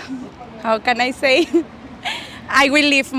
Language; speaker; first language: English; non-native, learner; Spanish